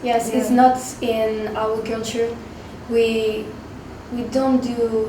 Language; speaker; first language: English; non-native, learner; French